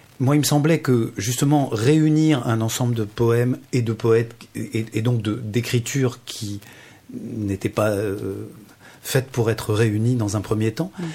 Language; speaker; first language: French; native; French